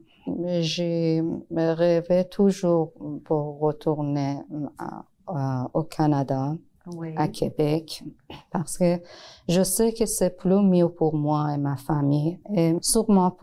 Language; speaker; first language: French; non-native, learner; Persian